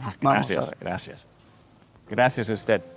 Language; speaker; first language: Spanish; non-native, learner; English